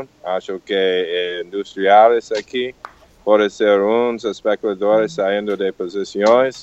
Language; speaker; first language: Portuguese; non-native, learner; English